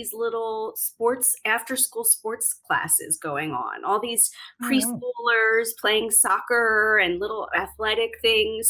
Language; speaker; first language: English; native; English